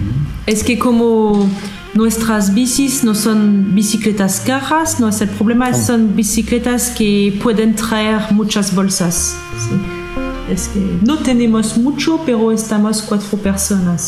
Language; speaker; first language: Spanish; non-native, learner; French